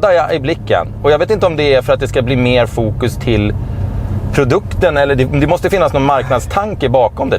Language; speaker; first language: Swedish; native; Swedish